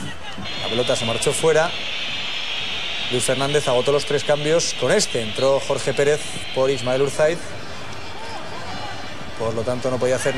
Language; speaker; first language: Spanish; native; Spanish